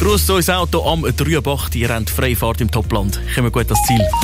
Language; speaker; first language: German; native; German